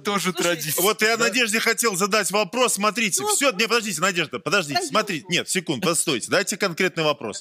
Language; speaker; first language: Russian; native; Russian